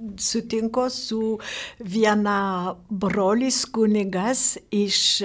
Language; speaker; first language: Lithuanian; non-native, fluent; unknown